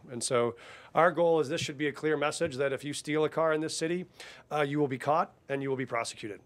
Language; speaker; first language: English; native; English